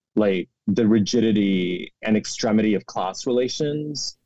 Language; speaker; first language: English; non-native, local second language; Urdu